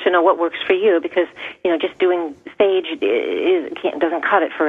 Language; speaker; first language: English; native; English